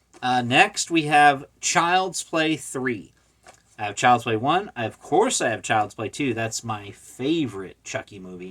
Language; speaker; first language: English; native; English